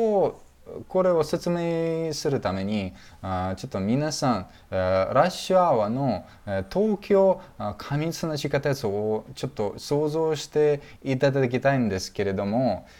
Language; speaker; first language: Japanese; non-native, fluent; Russian